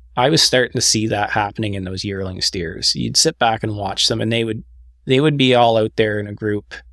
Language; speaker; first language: English; native; English